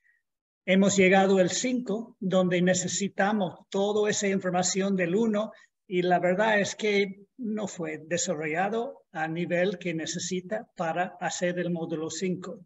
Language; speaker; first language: Spanish; non-native, fluent; English